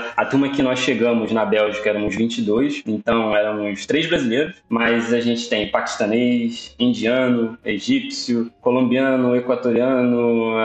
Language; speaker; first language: Portuguese; native; Portuguese